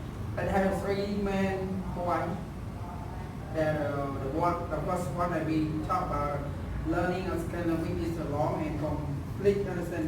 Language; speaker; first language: English; non-native, learner; Khmer